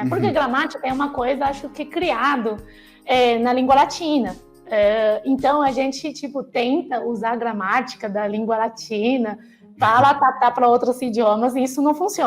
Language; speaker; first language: Portuguese; non-native, fluent; Chinese